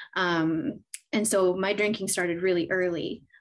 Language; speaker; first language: English; native; English